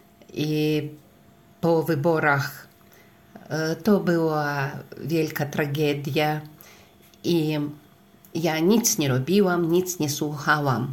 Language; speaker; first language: Polish; non-native, learner; Russian